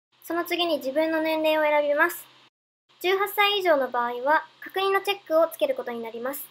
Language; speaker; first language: Japanese; early bilingual, heritage; Japanese